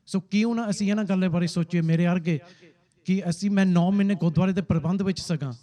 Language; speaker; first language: Punjabi; early bilingual, heritage; Punjabi